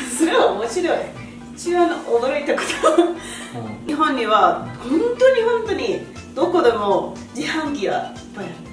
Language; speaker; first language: Japanese; non-native, learner; Spanish